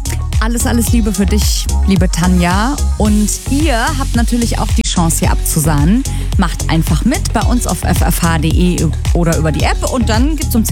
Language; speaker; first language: German; native; German